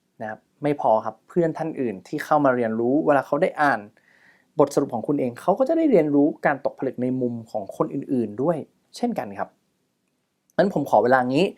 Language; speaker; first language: Thai; native; Thai